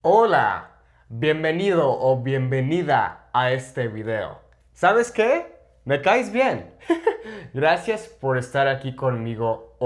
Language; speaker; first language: Spanish; non-native, fluent; English